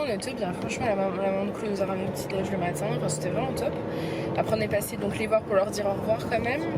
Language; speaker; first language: French; native; French